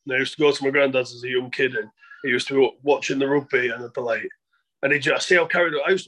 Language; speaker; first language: English; native; English